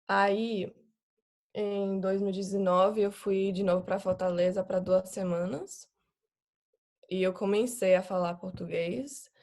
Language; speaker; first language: Portuguese; non-native, fluent; English